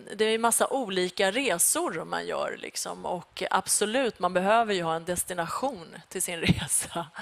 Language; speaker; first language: Swedish; early bilingual, other home language; Persian